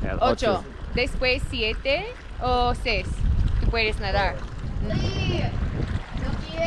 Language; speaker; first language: Spanish; non-native, learner; English